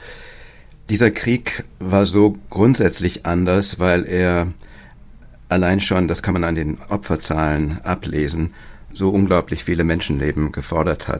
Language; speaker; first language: German; native; German